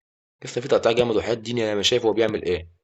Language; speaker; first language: Arabic; native; Arabic